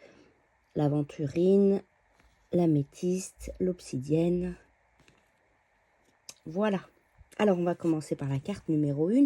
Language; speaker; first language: French; native; French